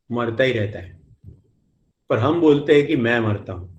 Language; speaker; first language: Hindi; non-native, local second language; Gujarati